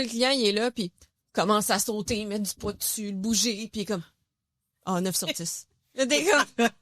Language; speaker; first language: French; native; French